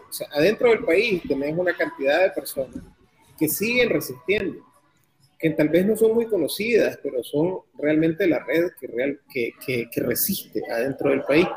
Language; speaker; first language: Spanish; native; Spanish